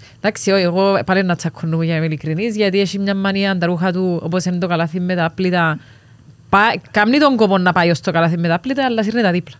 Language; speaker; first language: Greek; native; Greek